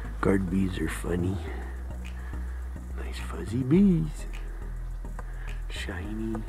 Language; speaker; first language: English; native; English